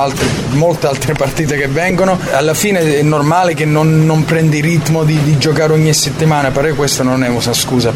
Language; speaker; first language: Italian; early bilingual, heritage; Italian